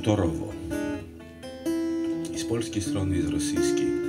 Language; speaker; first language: Polish; non-native, fluent; Russian